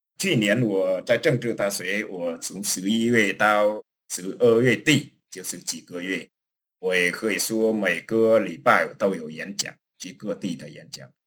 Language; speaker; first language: Chinese; non-native, fluent; Vietnamese